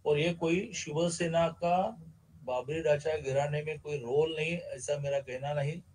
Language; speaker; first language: Hindi; non-native, local second language; Marathi